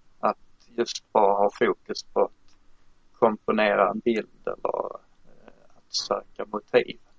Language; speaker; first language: Swedish; native; Swedish